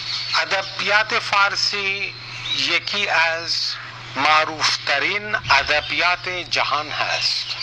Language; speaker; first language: Persian; non-native, fluent; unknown